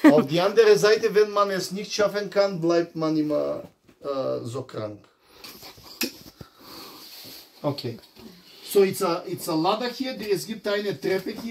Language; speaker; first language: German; non-native, fluent; Bulgarian